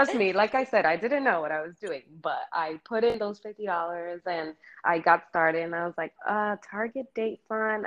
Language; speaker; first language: English; early bilingual, other home language; Spanish